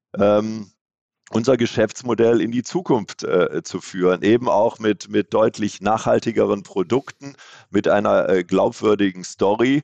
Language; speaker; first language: German; native; German